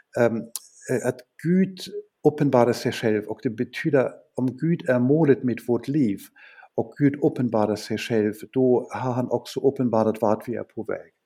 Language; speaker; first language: Swedish; non-native, fluent; German